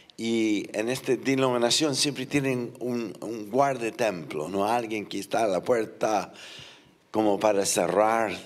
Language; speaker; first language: Spanish; non-native, fluent; English